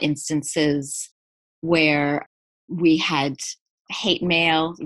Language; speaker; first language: English; native; English